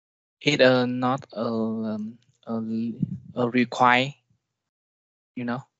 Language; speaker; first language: English; non-native, learner; Vietnamese